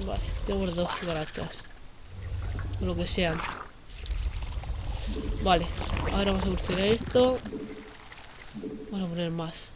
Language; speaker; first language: Spanish; native; Spanish